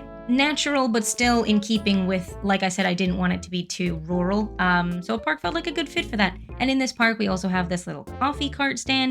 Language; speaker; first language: English; native; English